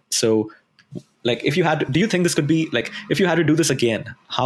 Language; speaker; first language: English; non-native, local second language; Hindi